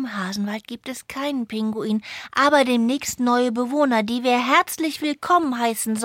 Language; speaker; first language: German; native; German